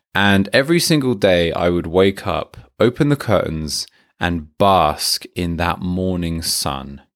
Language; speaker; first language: English; native; English